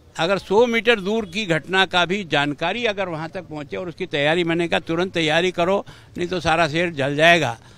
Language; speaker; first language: Hindi; native; Hindi